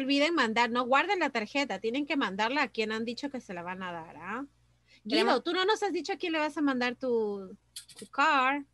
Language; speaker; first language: Spanish; native; Spanish